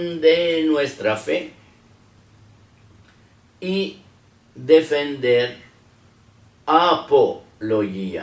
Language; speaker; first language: Spanish; non-native, fluent; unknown